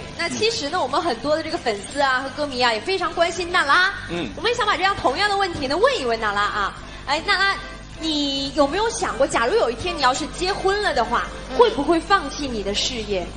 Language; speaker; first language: Chinese; native; Chinese